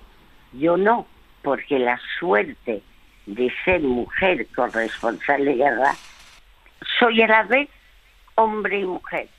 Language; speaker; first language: Spanish; early bilingual, other home language; French